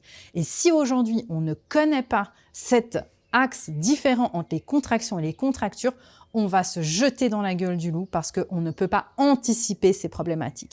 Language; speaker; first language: French; native; French